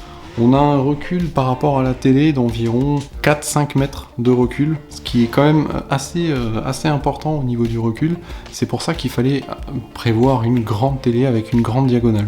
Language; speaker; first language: French; native; French